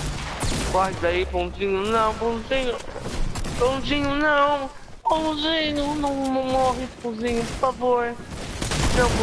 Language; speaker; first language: Portuguese; native; Portuguese